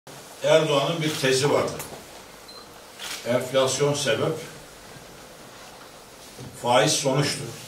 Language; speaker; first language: Turkish; native; Turkish